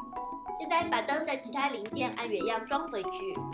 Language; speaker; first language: Chinese; native; Chinese